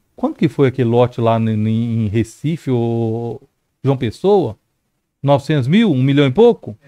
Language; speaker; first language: Portuguese; native; Portuguese